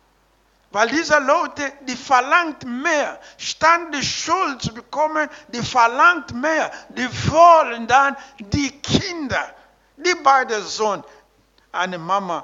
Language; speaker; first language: German; non-native, learner; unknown